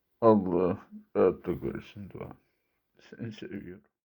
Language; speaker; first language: Turkish; native; Turkish